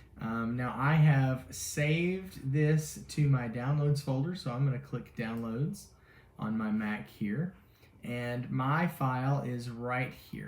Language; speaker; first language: English; native; English